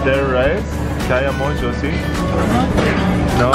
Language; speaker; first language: Filipino; non-native, learner; Arabic